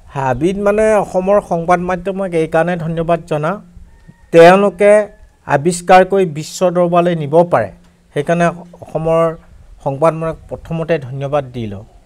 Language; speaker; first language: Assamese; non-native, local second language; Mising